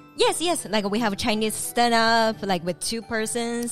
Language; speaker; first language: English; non-native, fluent; Chinese